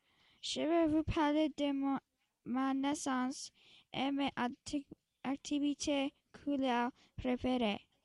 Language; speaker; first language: French; non-native, local second language; English